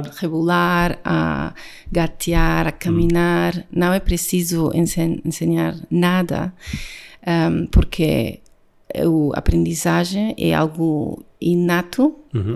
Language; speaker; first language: Portuguese; non-native, learner; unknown